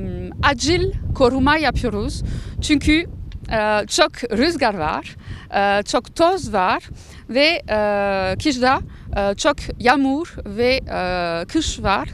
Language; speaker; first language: Turkish; non-native, learner; French